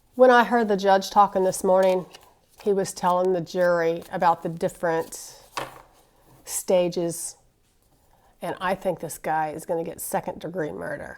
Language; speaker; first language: English; native; English